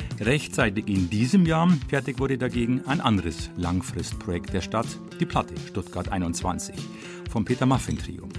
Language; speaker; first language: German; native; German